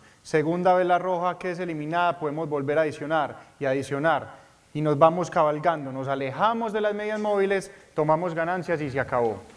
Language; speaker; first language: Spanish; native; Spanish